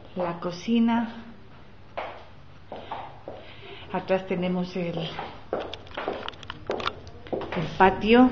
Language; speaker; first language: Spanish; native; Spanish